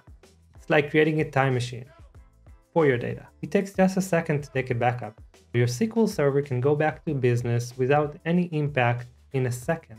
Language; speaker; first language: English; non-native, fluent; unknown